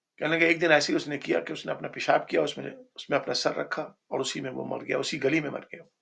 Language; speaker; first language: Urdu; native; Urdu